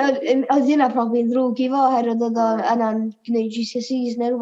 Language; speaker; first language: Welsh; native; Welsh